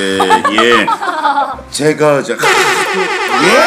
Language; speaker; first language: Korean; native; Korean